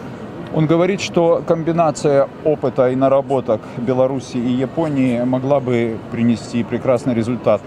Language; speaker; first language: Russian; native; Russian